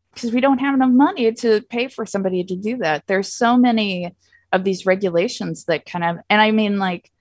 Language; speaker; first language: English; native; English